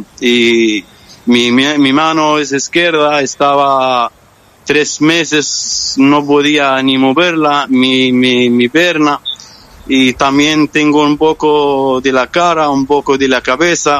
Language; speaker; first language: Spanish; non-native, fluent; Arabic